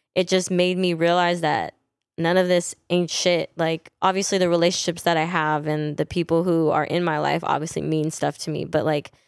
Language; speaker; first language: English; early bilingual, other home language; Filipino